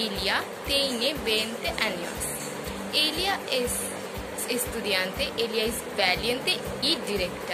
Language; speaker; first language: Spanish; non-native, learner; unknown